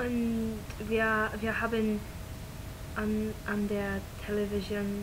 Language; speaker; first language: German; non-native, learner; English